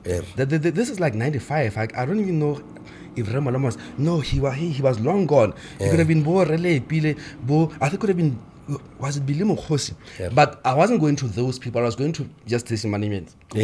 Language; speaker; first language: English; non-native, local second language; Tswana